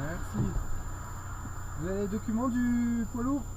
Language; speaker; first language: French; native; French